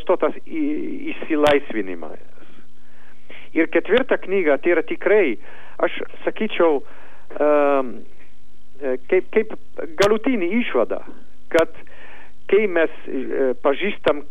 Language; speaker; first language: Lithuanian; non-native, learner; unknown